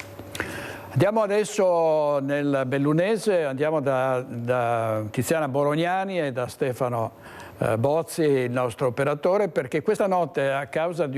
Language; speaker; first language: Italian; native; Italian